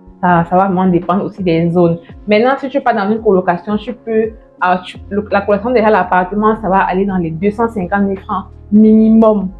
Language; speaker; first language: French; native; French